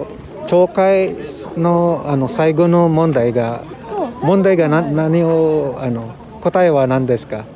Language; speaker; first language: Japanese; non-native, learner; Filipino